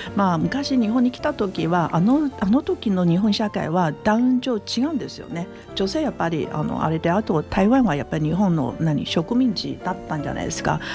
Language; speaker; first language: Japanese; non-native, fluent; Chinese